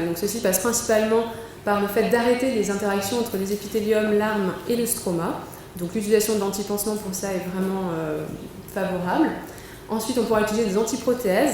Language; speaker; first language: French; native; French